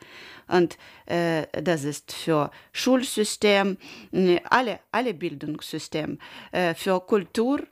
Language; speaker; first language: German; non-native, learner; Ukrainian